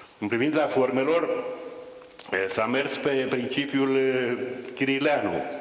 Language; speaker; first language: Romanian; native; Romanian